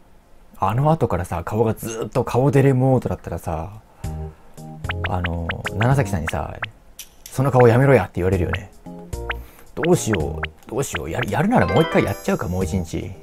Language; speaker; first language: Japanese; native; Japanese